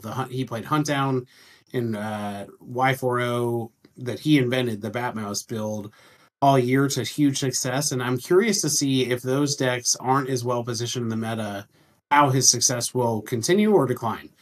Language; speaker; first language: English; native; English